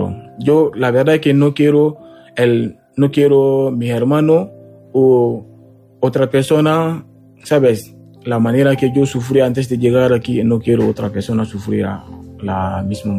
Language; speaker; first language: Spanish; non-native, learner; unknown